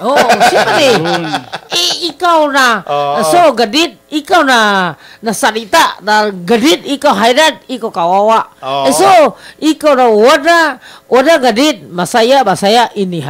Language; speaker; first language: Filipino; non-native, learner; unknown